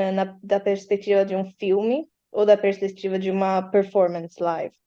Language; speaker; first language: Portuguese; early bilingual, heritage; Portuguese